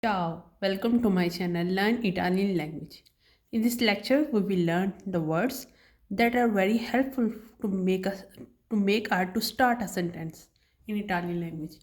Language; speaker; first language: English; non-native, learner; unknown